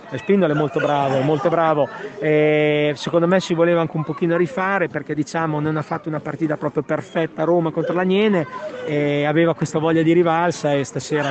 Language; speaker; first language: Italian; native; Italian